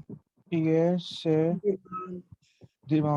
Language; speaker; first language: French; non-native, learner; Hindi